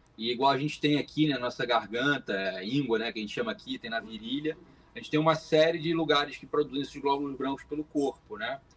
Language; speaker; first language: Portuguese; native; Portuguese